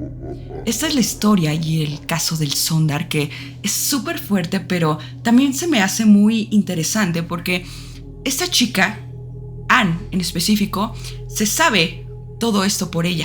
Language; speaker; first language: Spanish; native; Spanish